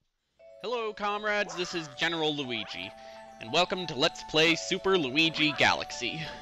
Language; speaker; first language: English; native; English